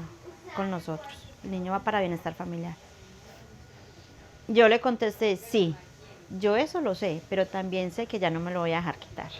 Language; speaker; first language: Spanish; native; Spanish